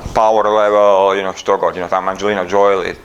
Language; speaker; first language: Russian; non-native, learner; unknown